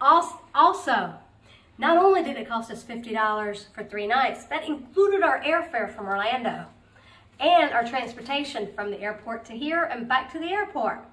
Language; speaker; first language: English; native; English